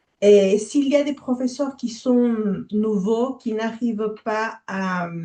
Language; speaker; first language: French; non-native, fluent; Spanish